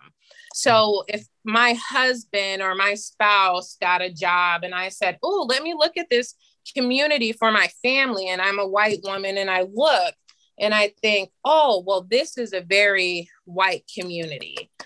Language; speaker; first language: English; native; English